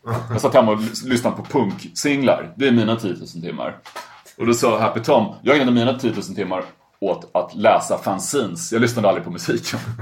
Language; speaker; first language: Swedish; native; Swedish